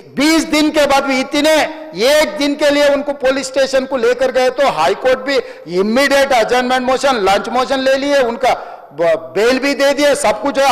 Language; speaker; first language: Hindi; non-native, local second language; Telugu